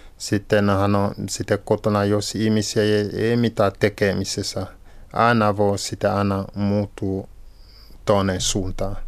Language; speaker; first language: Finnish; non-native, learner; French